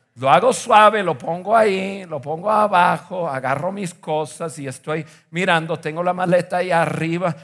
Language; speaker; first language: Spanish; non-native, fluent; English